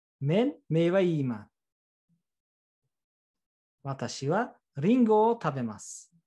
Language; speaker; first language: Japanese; non-native, fluent; Uzbek